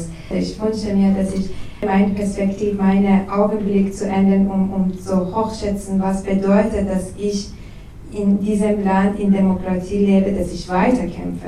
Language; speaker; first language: German; non-native, learner; Persian